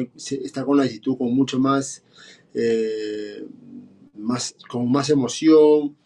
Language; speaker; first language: Spanish; native; Spanish